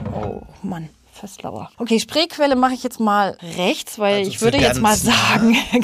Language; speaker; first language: German; native; German